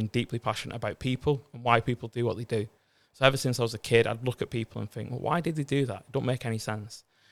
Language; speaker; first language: English; native; English